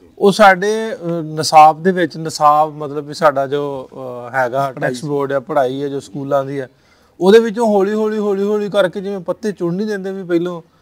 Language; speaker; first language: Punjabi; native; Punjabi